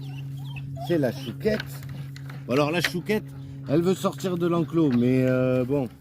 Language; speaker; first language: French; native; French